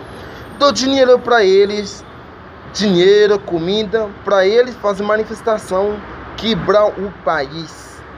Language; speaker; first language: Portuguese; non-native, learner; Haitian Creole